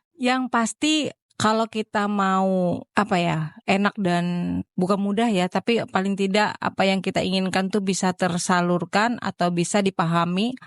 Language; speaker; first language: Indonesian; native; Indonesian